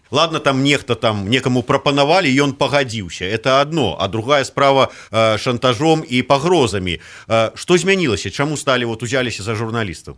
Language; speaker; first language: Belarusian; native; Belarusian